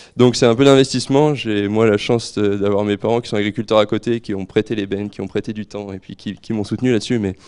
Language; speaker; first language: French; native; French